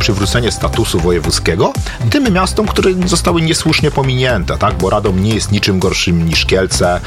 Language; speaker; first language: Polish; native; Polish